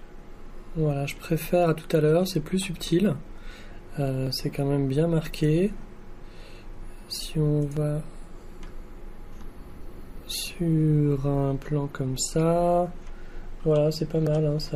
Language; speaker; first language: French; native; French